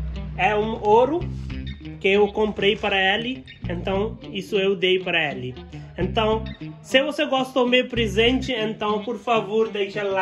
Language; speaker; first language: Portuguese; non-native, learner; Hindi